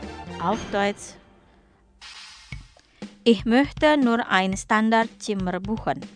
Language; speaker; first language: German; non-native, fluent; Indonesian